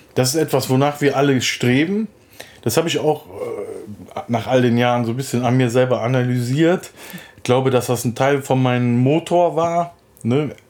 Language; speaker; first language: German; early bilingual, other home language; Turkish